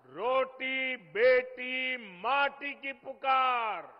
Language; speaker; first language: Hindi; non-native, local second language; Gujarati